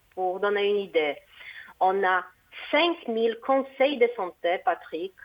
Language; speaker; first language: French; non-native, fluent; Portuguese